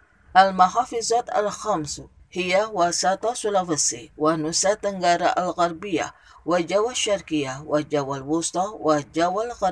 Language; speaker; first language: Arabic; non-native, fluent; Indonesian